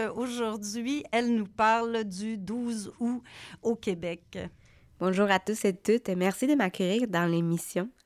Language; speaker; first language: French; non-native, fluent; Spanish